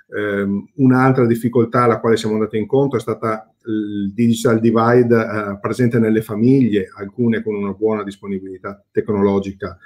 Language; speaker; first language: Italian; native; Italian